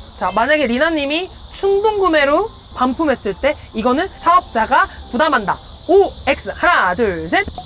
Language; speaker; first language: Korean; native; Korean